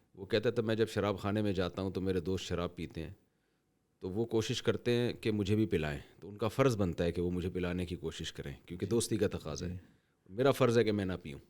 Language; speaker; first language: Urdu; native; Urdu